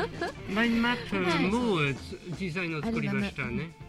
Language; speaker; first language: Japanese; non-native, fluent; French